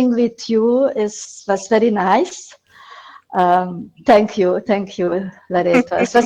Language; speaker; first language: English; non-native, learner; Hungarian